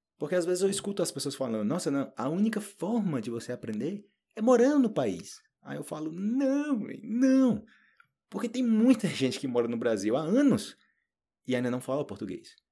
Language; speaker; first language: Portuguese; native; Portuguese